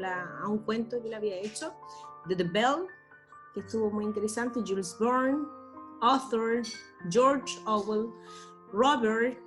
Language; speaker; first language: Spanish; native; Spanish